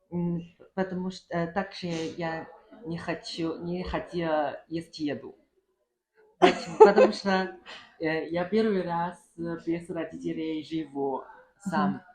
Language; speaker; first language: Russian; non-native, learner; Chinese